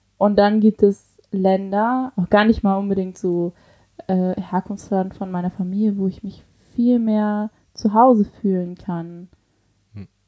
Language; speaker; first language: German; early bilingual, other home language; Chinese